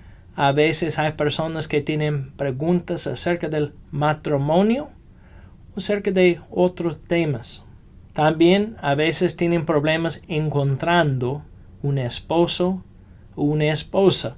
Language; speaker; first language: Spanish; non-native, fluent; English